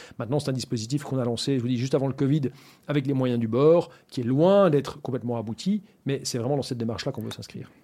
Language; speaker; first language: French; native; French